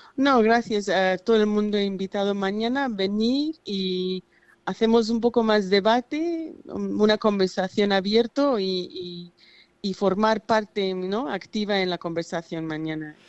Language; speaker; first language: Spanish; non-native, fluent; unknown